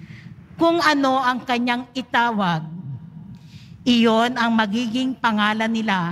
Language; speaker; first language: Filipino; native; Filipino